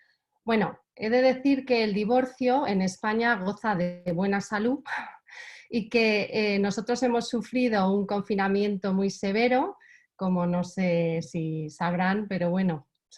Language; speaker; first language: Spanish; native; Spanish